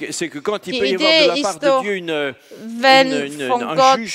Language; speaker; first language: German; non-native, fluent; French